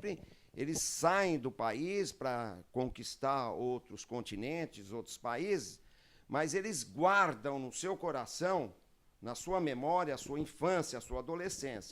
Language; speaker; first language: Portuguese; early bilingual, other home language; Arabic